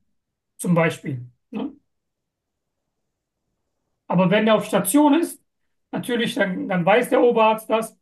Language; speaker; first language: German; non-native, fluent; Turkish